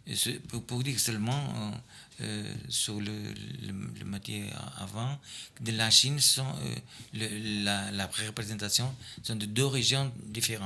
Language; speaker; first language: French; non-native, fluent; Portuguese